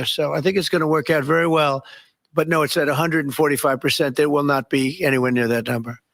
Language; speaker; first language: English; native; English